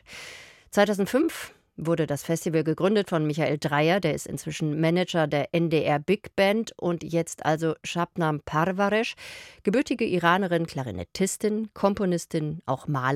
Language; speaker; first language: German; native; German